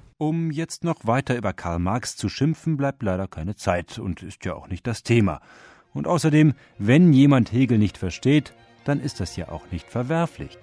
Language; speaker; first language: German; native; German